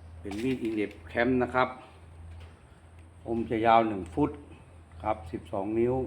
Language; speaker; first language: Thai; native; Thai